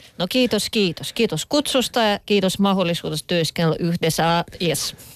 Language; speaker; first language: Finnish; non-native, fluent; Russian